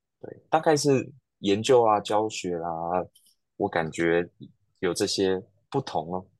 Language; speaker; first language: Chinese; native; Chinese